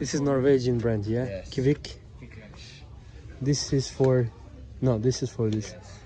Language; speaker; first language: English; non-native, learner; Turkish